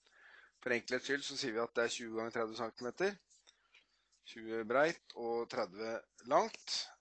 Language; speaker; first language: Norwegian; native; Norwegian